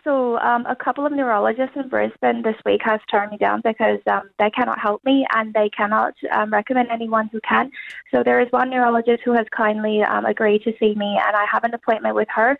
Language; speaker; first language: English; early bilingual, other home language; Chinese